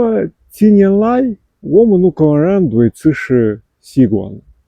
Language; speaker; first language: Chinese; non-native, fluent; Ukrainian